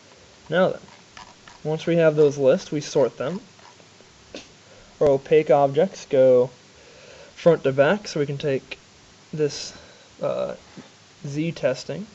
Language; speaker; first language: English; native; English